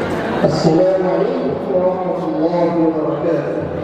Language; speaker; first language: Arabic; non-native, fluent; Urdu